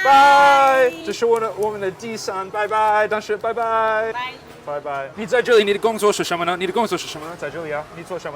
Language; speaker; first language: Chinese; non-native, learner; English